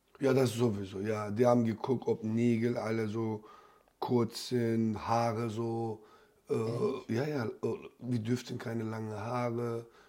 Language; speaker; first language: German; non-native, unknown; Turkish